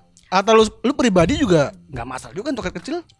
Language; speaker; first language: Indonesian; native; Indonesian